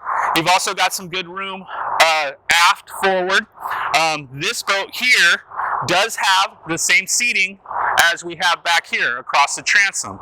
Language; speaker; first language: English; native; English